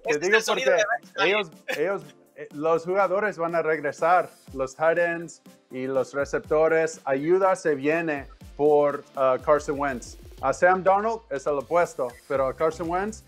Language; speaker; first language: Spanish; non-native, learner; English